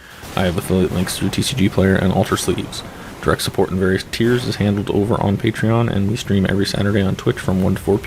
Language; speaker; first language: English; native; English